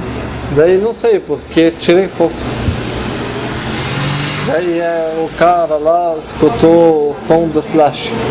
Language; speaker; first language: Portuguese; non-native, fluent; Arabic